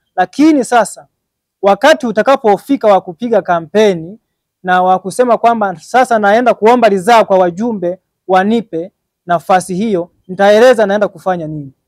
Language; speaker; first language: Swahili; native; Swahili